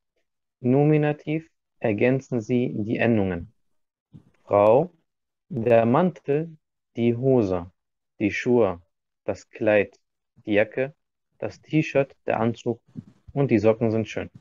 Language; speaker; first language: German; non-native, fluent; Arabic